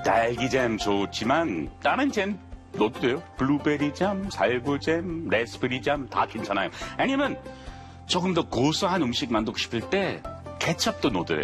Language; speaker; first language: Korean; non-native, fluent; English